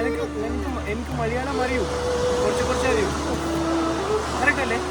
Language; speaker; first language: Malayalam; non-native, learner; Kannada